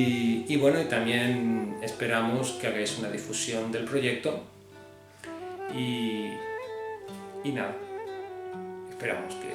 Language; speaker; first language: Spanish; native; Spanish